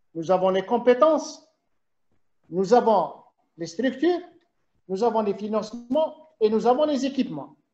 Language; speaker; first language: French; non-native, local second language; Arabic